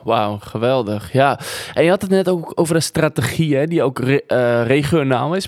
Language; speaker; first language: Dutch; native; Dutch